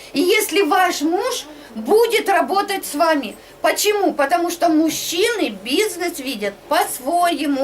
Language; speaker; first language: Russian; non-native, local second language; Ukrainian